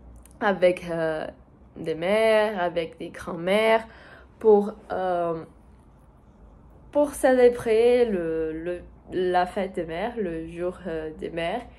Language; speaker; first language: French; non-native, learner; Portuguese